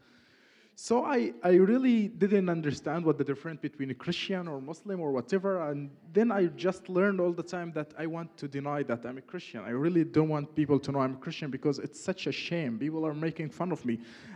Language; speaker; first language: English; non-native, fluent; Arabic